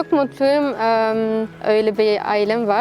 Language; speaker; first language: Turkish; early bilingual, heritage; French